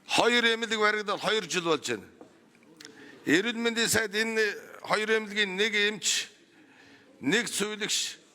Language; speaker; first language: Mongolian; non-native, local second language; Kazakh